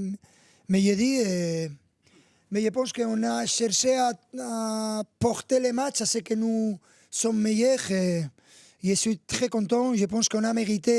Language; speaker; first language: French; non-native, fluent; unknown